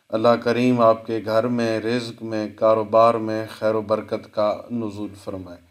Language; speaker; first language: Urdu; native; Urdu